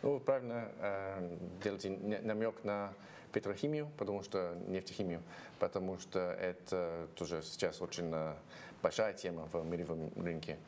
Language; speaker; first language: Russian; non-native, fluent; English